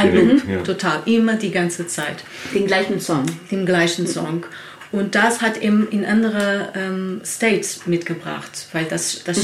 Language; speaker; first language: German; non-native, learner; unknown